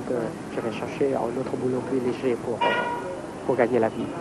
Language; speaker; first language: French; non-native, fluent; Vietnamese